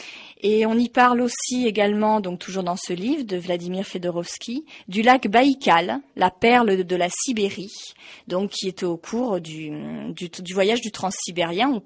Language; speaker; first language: French; native; French